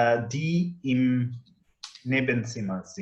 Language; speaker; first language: German; non-native, learner; English